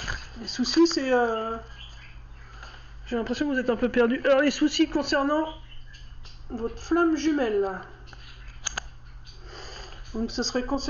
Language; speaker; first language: French; native; French